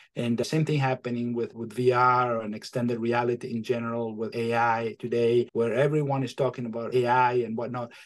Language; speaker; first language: English; non-native, fluent; Spanish